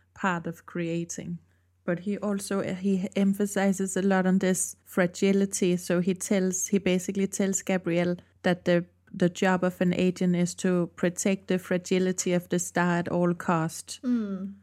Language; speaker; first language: English; non-native, fluent; Danish